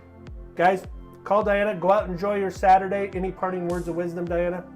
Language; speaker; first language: English; native; English